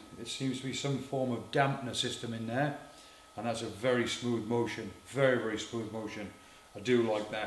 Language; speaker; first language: English; native; English